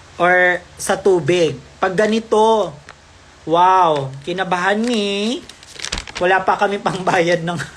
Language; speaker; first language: Filipino; non-native, local second language; Cebuano